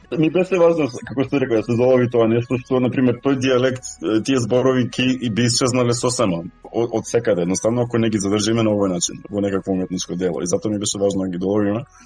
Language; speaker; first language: Macedonian; native; Macedonian